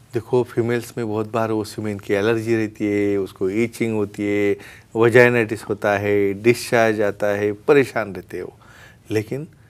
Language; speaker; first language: Hindi; non-native, local second language; Marathi